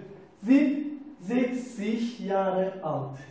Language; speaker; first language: German; non-native, fluent; Turkish